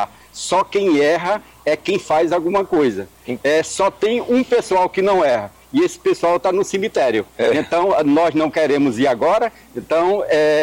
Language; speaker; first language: Portuguese; native; Portuguese